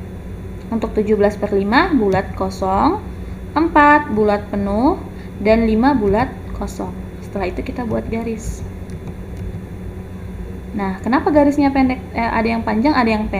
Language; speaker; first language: Indonesian; native; Indonesian